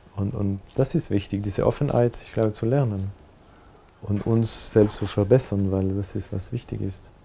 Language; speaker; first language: German; non-native, local second language; French